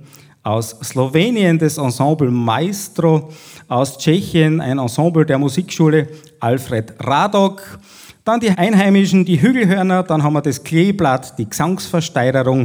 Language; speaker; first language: German; native; German